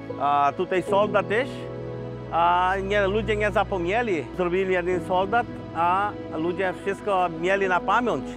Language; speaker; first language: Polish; early bilingual, heritage; Polish